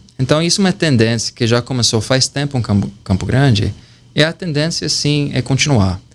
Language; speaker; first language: Portuguese; non-native, fluent; English